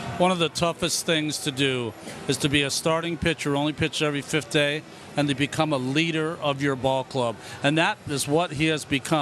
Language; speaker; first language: English; native; English